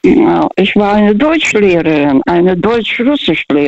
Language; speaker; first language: German; non-native, fluent; Russian